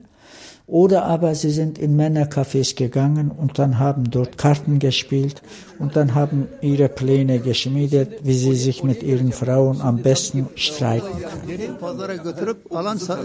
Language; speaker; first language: German; non-native, fluent; Turkish